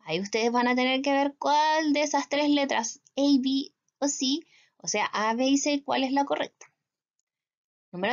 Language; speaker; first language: Spanish; native; Spanish